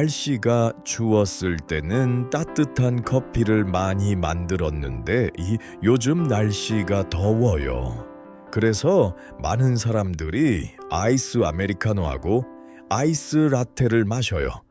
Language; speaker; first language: Korean; non-native, fluent; Uzbek